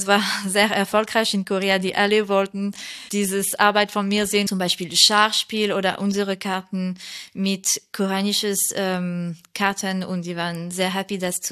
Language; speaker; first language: German; non-native, fluent; French